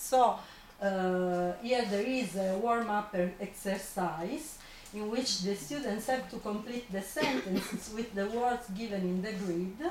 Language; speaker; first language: English; non-native, fluent; Italian